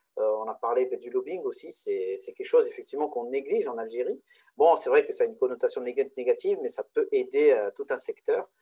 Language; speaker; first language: French; non-native, local second language; Arabic